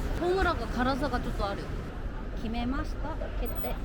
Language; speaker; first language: Japanese; non-native, fluent; Korean